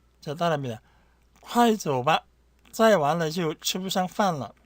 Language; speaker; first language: Chinese; non-native, fluent; Korean